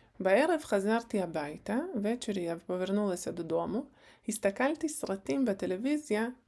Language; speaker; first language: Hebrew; non-native, fluent; Ukrainian